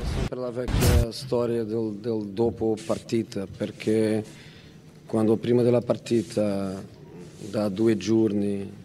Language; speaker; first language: Italian; non-native, fluent; Portuguese